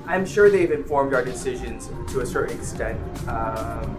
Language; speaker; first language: English; native; English